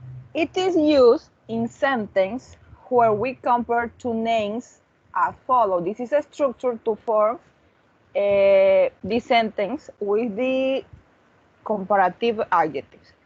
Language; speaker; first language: English; non-native, learner; Spanish